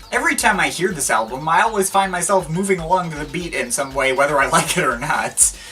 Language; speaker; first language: English; native; English